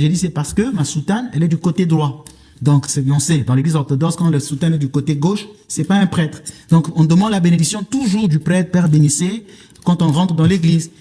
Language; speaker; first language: French; non-native, local second language; Lingala